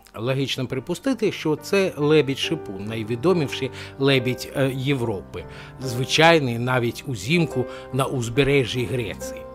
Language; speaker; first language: Ukrainian; non-native, local second language; Russian